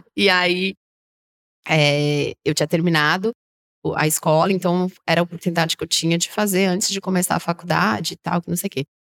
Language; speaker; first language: Portuguese; native; Portuguese